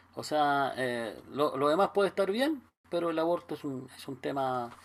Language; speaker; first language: Spanish; native; Spanish